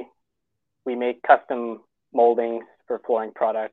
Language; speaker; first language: English; native; English